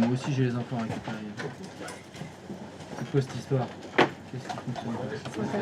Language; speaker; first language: French; native; French